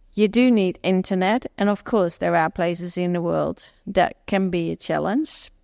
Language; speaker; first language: English; non-native, fluent; Dutch